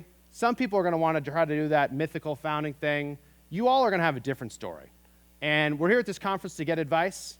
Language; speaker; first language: English; native; English